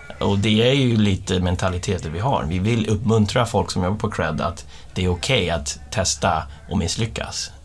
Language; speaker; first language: Swedish; non-native, fluent; English